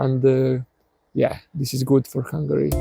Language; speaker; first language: English; non-native, learner; Serbian